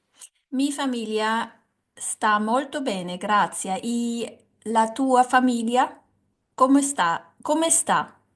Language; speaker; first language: Italian; non-native, learner; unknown